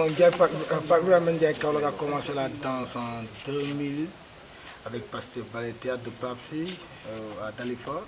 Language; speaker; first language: French; non-native, local second language; Wolof